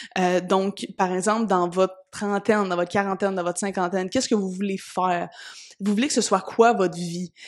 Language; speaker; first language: French; native; French